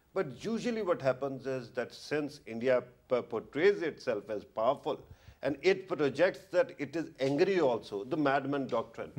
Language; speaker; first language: English; non-native, local second language; Urdu